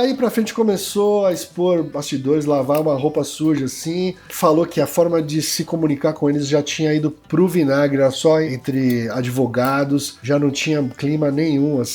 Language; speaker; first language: Portuguese; native; Portuguese